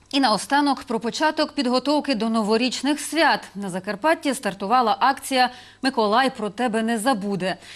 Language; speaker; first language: Ukrainian; native; Ukrainian